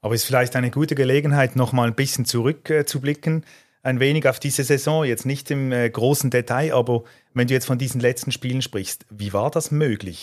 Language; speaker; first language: German; native; German